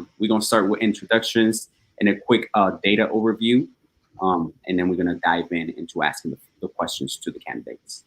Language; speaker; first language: English; early bilingual, other home language; Spanish